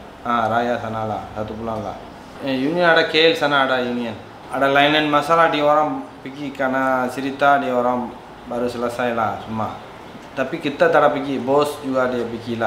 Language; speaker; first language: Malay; non-native, learner; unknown